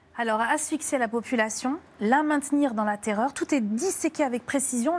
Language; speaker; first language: French; native; French